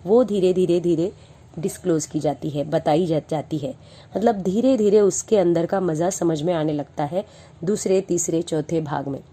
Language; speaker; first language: Hindi; non-native, local second language; Marathi